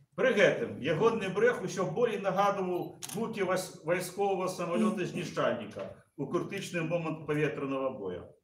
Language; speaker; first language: Belarusian; native; Belarusian